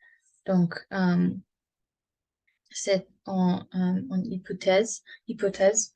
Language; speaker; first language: French; non-native, learner; English